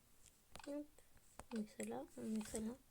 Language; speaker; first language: French; native; French